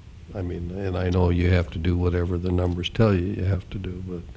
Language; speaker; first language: English; native; English